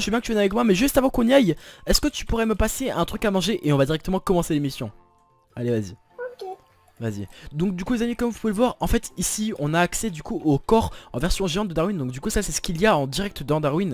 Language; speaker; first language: French; native; French